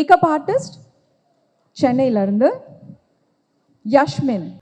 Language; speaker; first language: Tamil; native; Tamil